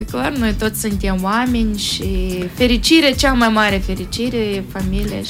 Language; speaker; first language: Romanian; non-native, local second language; Russian